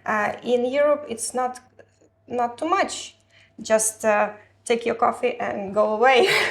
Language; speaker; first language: English; non-native, learner; Ukrainian